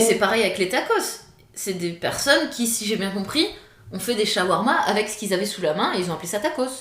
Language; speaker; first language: French; native; French